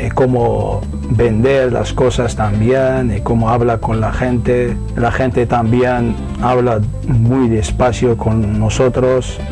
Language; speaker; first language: Spanish; non-native, learner; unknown